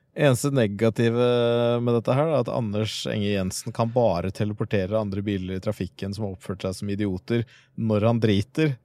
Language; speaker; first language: Norwegian; native; Norwegian